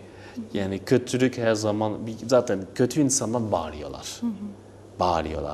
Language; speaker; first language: Turkish; non-native, learner; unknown